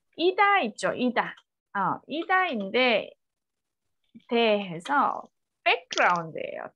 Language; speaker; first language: Korean; native; Korean